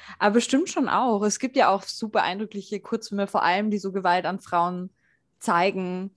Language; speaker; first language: German; native; German